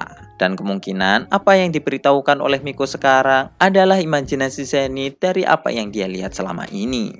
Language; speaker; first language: Indonesian; native; Indonesian